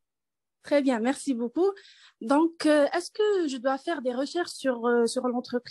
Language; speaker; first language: French; non-native, learner; Arabic